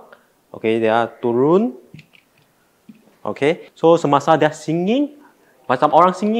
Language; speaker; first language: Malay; non-native, local second language; Chinese